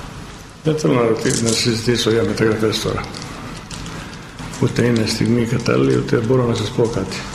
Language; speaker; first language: Greek; non-native, fluent; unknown